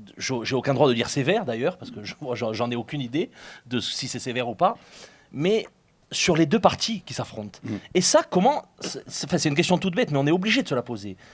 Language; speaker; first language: French; native; French